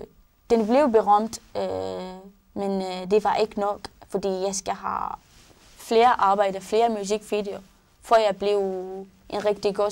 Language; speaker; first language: Danish; non-native, learner; Arabic